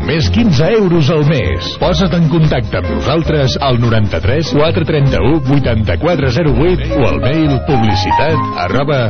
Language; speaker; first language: Catalan; native; Catalan